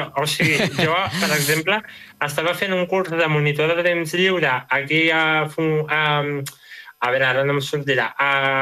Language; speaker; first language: Catalan; native; Catalan